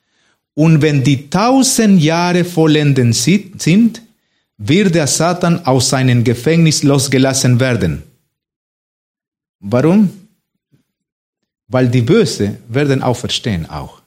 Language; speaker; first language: German; non-native, fluent; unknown